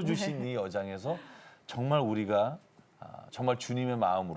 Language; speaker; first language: Korean; native; Korean